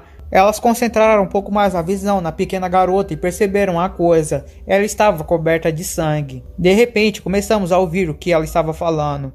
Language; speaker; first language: Portuguese; native; Portuguese